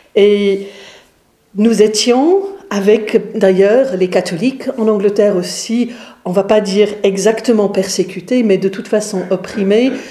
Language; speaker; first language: French; non-native, fluent; English